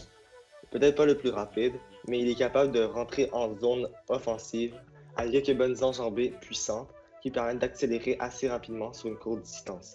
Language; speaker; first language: French; native; French